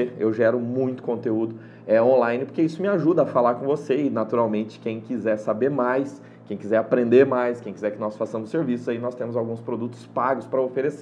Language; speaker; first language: Portuguese; native; Portuguese